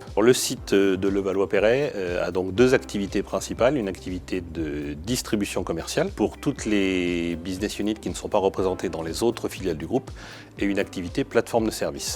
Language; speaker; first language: French; native; French